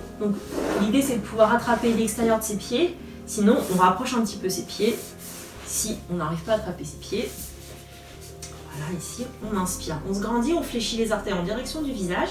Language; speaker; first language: French; native; French